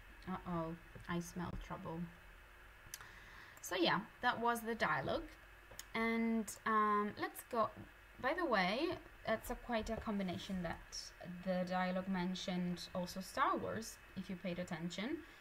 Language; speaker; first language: English; non-native, fluent; Italian